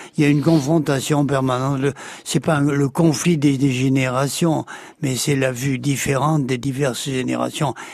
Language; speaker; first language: French; native; French